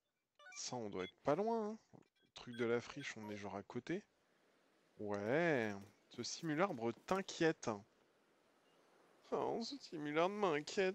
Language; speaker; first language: French; native; French